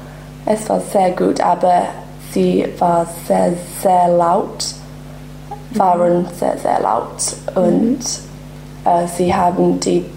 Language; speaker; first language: German; non-native, learner; English